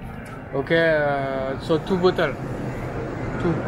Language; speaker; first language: English; non-native, learner; French